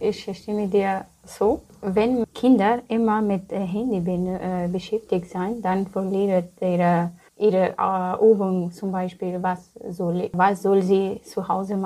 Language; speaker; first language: German; non-native, learner; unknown